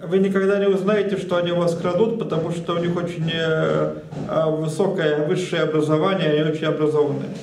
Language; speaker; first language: Russian; native; Russian